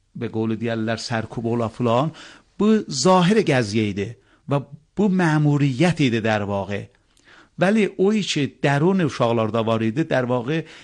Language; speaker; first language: Persian; non-native, local second language; Azerbaijani